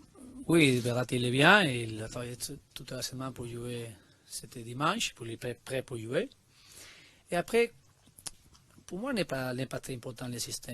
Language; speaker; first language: French; non-native, learner; Spanish